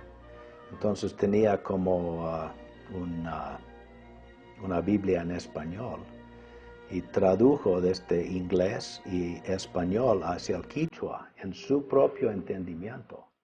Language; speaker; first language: Spanish; early bilingual, other home language; English